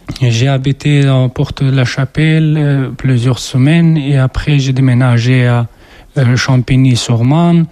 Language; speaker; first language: French; non-native, learner; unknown